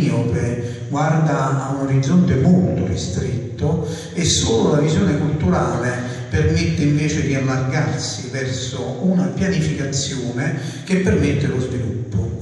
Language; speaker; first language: Italian; native; Italian